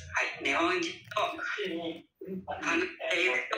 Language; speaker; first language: Japanese; non-native, learner; Indonesian